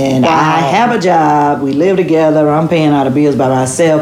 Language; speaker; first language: English; native; English